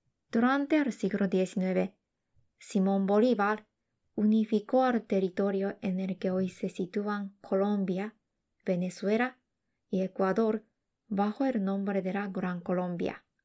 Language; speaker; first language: Spanish; non-native, fluent; Japanese